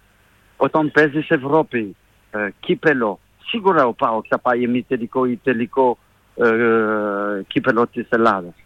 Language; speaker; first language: Greek; non-native, fluent; French